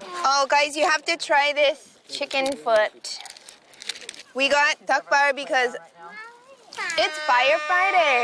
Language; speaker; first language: English; native; English